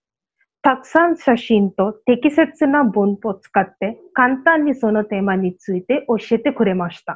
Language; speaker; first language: Japanese; non-native, learner; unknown